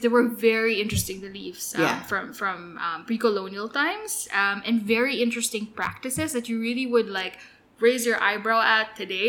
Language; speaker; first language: English; non-native, local second language; Filipino